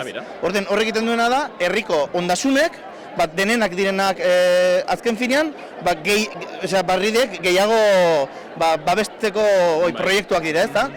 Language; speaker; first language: Basque; native; Basque